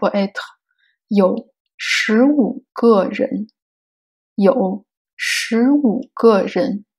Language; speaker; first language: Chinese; non-native, fluent; Haitian Creole